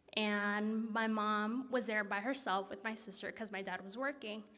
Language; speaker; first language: English; native; English